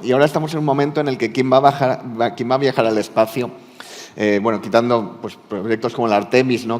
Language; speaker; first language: Spanish; native; Spanish